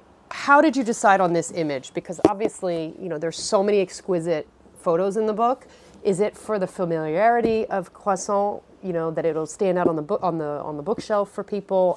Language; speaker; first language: English; native; English